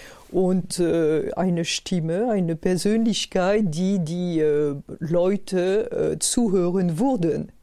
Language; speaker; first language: German; non-native, fluent; French